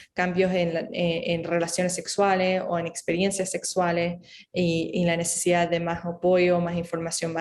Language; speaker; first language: Spanish; early bilingual, other home language; English